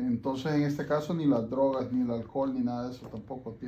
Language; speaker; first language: Spanish; native; Spanish